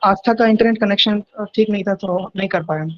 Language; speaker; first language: Hindi; native; Hindi